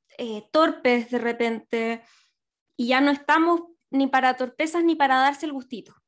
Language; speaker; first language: Spanish; native; Spanish